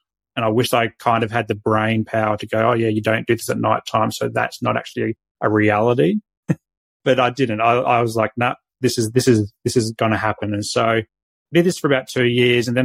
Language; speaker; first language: English; native; English